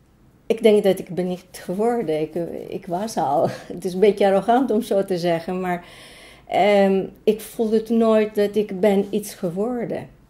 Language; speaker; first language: Dutch; non-native, fluent; Greek